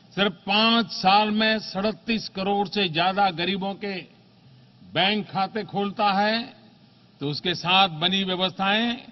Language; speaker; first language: Hindi; non-native, local second language; Gujarati